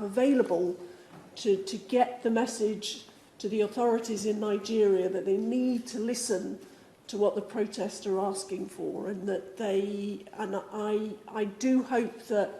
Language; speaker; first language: English; native; English